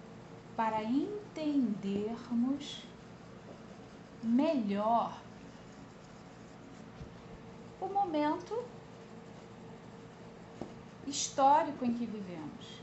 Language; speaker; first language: Portuguese; native; Portuguese